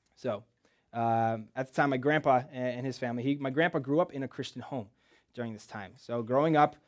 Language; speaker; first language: English; early bilingual, other home language; Russian